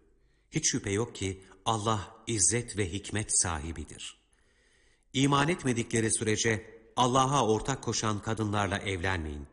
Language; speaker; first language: Turkish; native; Turkish